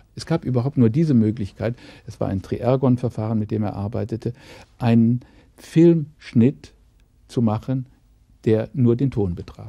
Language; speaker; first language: German; native; German